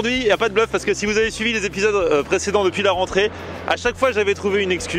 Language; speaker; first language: French; native; French